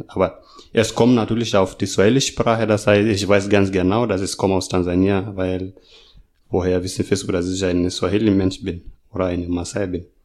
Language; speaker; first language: German; non-native, fluent; Masai